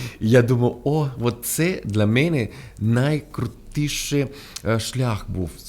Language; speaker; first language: Ukrainian; non-native, fluent; Spanish